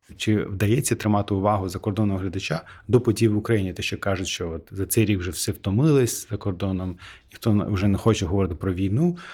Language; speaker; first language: Ukrainian; non-native, fluent; Azerbaijani